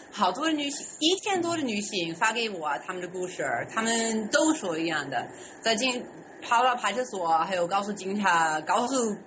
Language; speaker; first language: Chinese; non-native, fluent; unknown